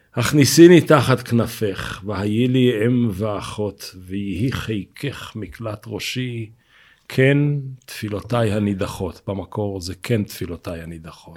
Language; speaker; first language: Hebrew; native; Hebrew